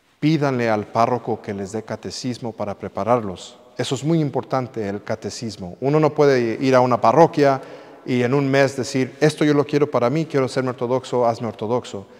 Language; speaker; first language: Spanish; early bilingual, heritage; English